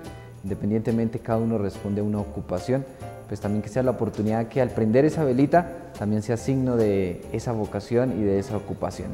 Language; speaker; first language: Spanish; native; Spanish